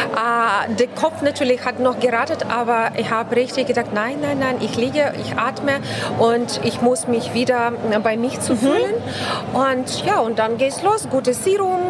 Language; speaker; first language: German; non-native, fluent; Ukrainian